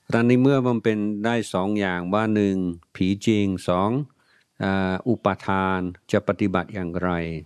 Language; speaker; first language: Thai; non-native, fluent; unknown